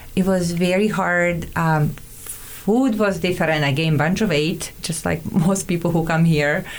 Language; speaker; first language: English; non-native, fluent; Serbian